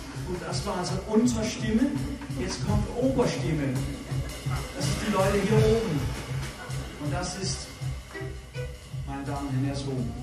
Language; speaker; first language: German; non-native, fluent; Danish